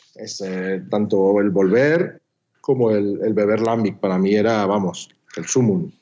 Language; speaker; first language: Spanish; native; Spanish